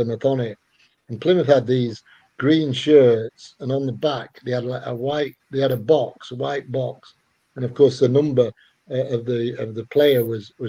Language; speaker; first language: English; native; English